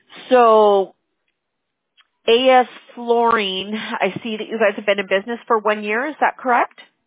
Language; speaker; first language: English; early bilingual, other home language; Spanish